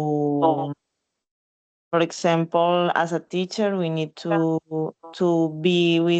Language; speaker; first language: English; non-native, learner; Spanish